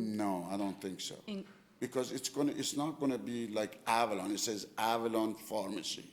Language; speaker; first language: English; non-native, fluent; Persian